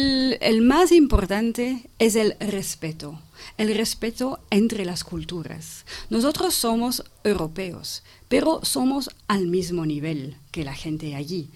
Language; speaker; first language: Spanish; non-native, fluent; French